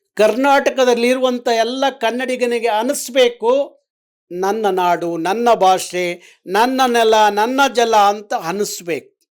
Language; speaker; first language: Kannada; native; Kannada